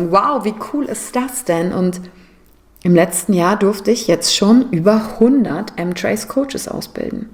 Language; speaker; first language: German; native; German